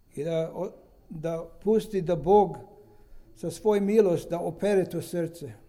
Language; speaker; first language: Serbian; non-native, fluent; Romanian